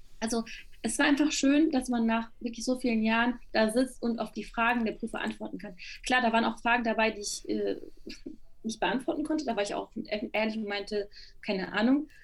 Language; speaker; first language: German; early bilingual, other home language; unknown